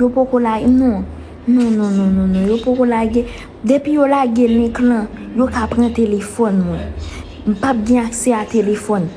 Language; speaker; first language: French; non-native, learner; Haitian Creole